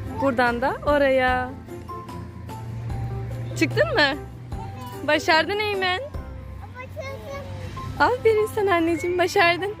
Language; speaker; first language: Turkish; native; Turkish